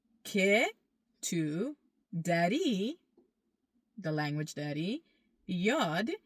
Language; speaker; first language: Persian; early bilingual, heritage; Persian